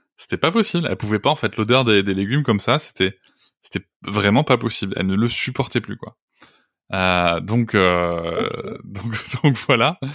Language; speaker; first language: French; native; French